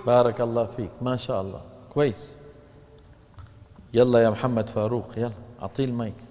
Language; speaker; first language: Arabic; native; Arabic